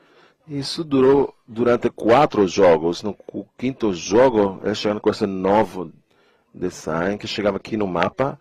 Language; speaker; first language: Portuguese; non-native, fluent; Spanish